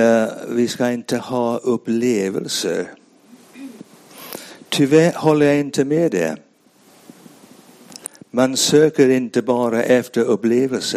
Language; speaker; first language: Swedish; non-native, fluent; English